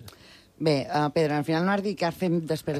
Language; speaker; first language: Catalan; native; Catalan